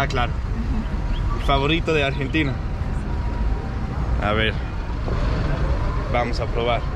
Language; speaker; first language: Spanish; non-native, learner; English